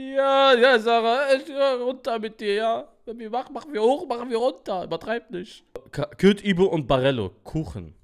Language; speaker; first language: German; native; German